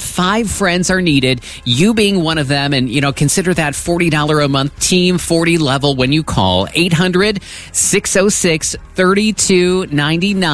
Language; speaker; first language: English; native; English